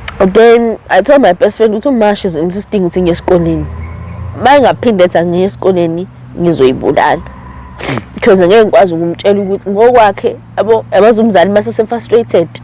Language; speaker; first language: Zulu; native; Zulu